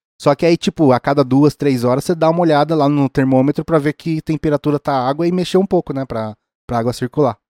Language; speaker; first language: Portuguese; native; Portuguese